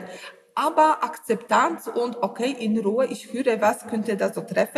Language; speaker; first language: German; non-native, learner; Polish